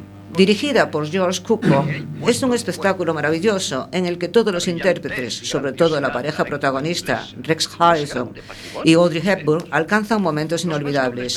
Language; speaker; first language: Spanish; native; Spanish